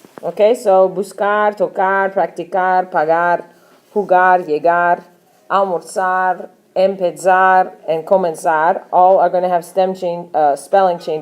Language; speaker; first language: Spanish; non-native, fluent; English